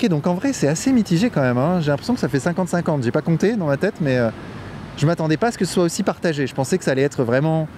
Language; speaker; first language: French; native; French